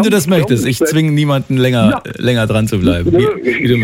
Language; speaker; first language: German; native; German